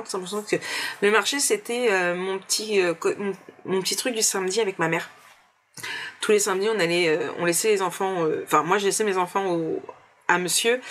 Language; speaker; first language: French; native; French